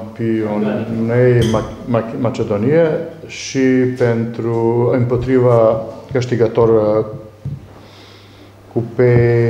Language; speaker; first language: Romanian; non-native, learner; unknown